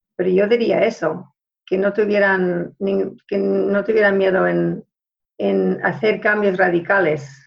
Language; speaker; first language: Spanish; early bilingual, heritage; Spanish